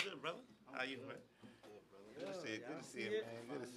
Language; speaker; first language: English; native; English